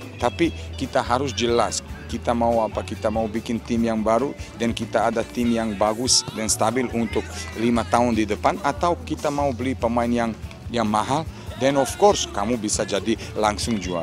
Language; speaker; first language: Indonesian; non-native, fluent; Serbian